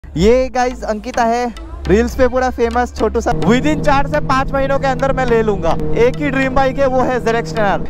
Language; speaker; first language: Hindi; non-native, local second language; Assamese